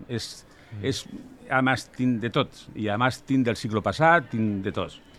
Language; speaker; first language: Catalan; non-native, local second language; Spanish